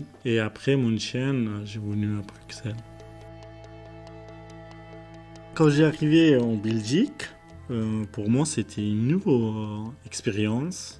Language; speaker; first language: French; non-native, learner; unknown